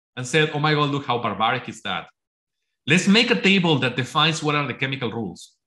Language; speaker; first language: English; non-native, fluent; Spanish